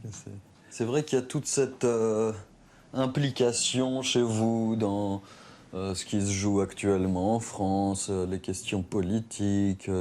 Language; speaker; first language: French; native; French